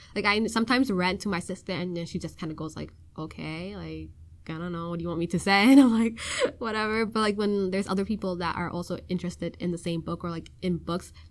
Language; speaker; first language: English; early bilingual, other home language; Somali